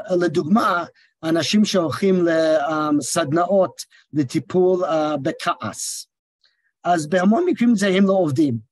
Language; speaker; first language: Hebrew; non-native, fluent; English